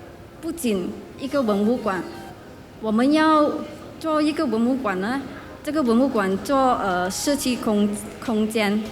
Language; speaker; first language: Chinese; non-native, local second language; English